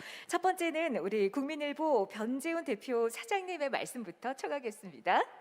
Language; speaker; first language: Korean; native; Korean